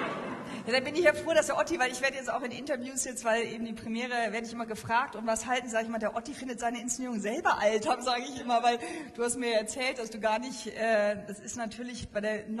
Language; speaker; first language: German; native; German